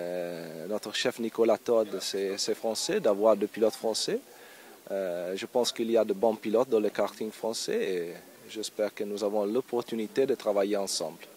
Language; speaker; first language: French; non-native, learner; Italian